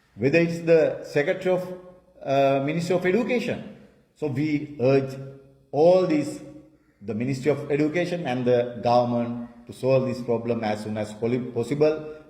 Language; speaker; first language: English; non-native, local second language; Sinhala